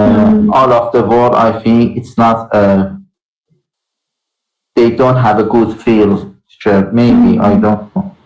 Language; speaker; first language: English; non-native, learner; Persian